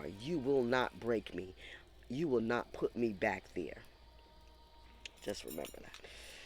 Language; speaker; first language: English; native; English